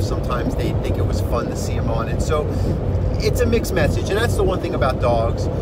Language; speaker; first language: English; native; English